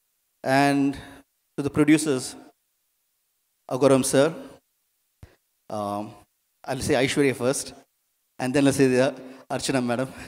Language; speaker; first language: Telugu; non-native, learner; Tamil